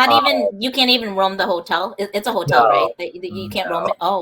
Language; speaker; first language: English; native; English